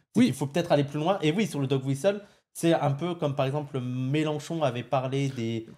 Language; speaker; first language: French; native; French